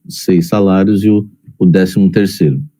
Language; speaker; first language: Portuguese; native; Portuguese